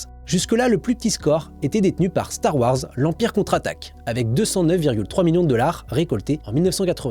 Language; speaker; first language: French; native; French